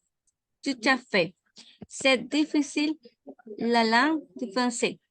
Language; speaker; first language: French; non-native, learner; Spanish